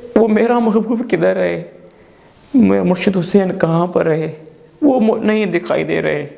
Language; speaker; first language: Urdu; non-native, local second language; Sindhi